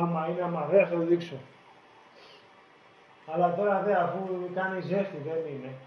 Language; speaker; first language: Greek; native; Greek